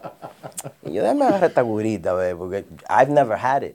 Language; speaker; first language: English; early bilingual, other home language; Spanish